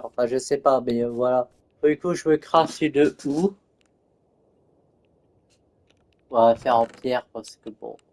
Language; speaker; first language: French; native; French